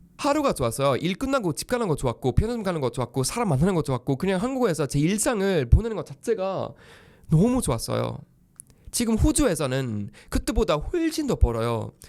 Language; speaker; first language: Korean; non-native, fluent; Swedish